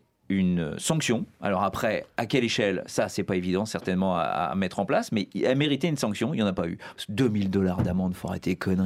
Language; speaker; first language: French; native; French